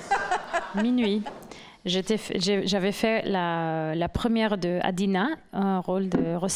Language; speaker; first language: French; non-native, fluent; English